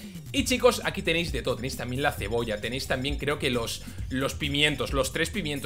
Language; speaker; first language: Spanish; native; Spanish